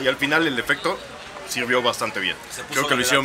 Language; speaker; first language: Spanish; native; Spanish